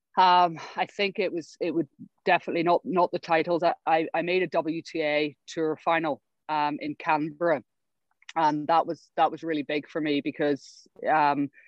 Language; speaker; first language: English; native; English